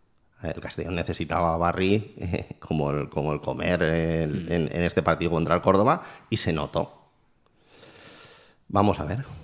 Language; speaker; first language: Spanish; native; Spanish